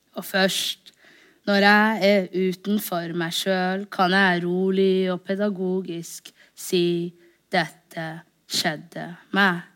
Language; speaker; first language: Norwegian; early bilingual, other home language; Somali